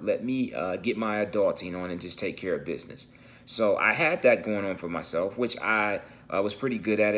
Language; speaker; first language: English; native; English